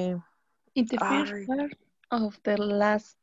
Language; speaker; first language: English; non-native, learner; Spanish